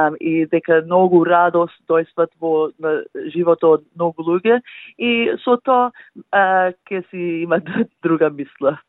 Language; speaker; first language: Macedonian; early bilingual, heritage; Macedonian